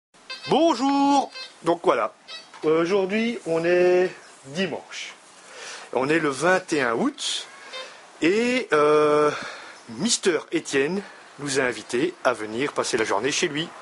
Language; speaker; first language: French; native; French